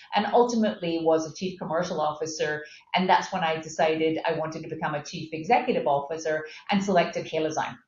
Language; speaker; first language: English; native; English